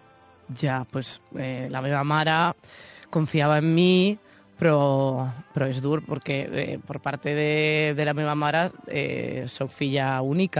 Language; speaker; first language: Catalan; non-native, learner; Spanish